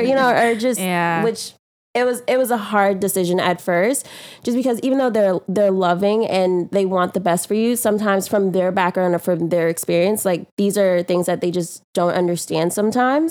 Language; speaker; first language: English; native; English